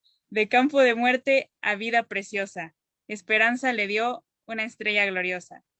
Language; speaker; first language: Spanish; native; Spanish